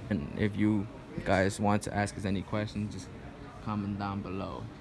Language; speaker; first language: English; early bilingual, other home language; Spanish